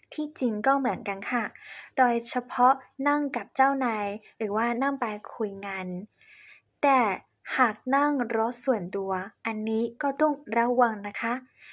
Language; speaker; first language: Thai; non-native, fluent; Chinese